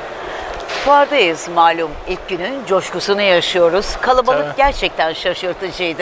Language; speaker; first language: Turkish; native; Turkish